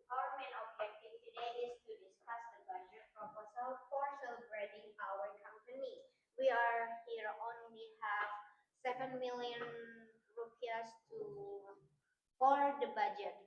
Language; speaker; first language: English; non-native, learner; Indonesian